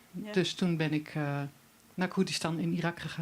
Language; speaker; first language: Dutch; native; Dutch